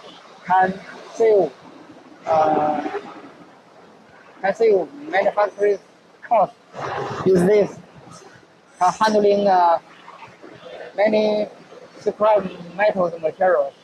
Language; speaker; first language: English; non-native, learner; Chinese